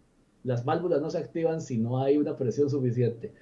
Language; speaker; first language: Spanish; native; Spanish